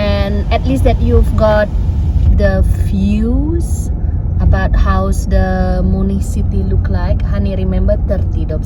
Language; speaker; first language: English; non-native, fluent; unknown